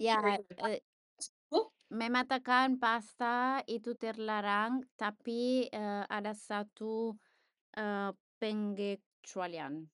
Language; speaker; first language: Indonesian; non-native, learner; Italian